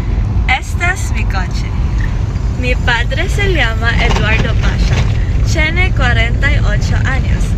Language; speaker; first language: Spanish; non-native, learner; Filipino